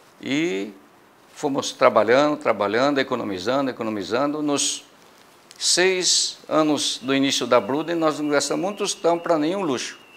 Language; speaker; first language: Portuguese; early bilingual, other home language; Japanese